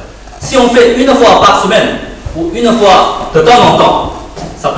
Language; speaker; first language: French; non-native, fluent; Chinese